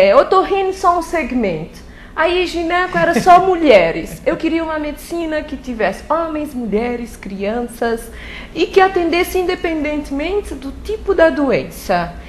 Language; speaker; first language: Portuguese; non-native, local second language; Kabuverdianu